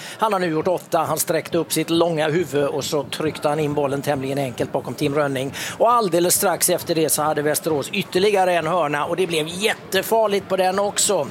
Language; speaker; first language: Swedish; native; Swedish